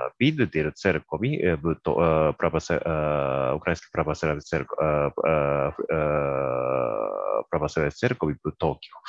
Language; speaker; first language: Ukrainian; non-native, learner; Japanese